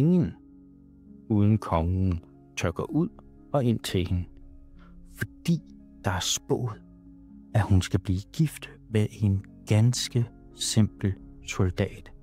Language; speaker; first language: Danish; native; Danish